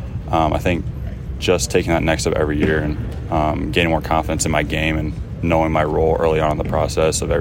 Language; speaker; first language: English; native; English